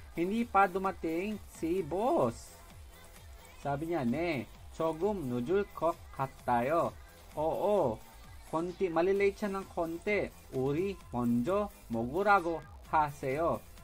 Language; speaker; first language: Korean; non-native, fluent; Filipino